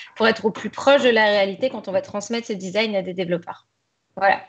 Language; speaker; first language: French; native; French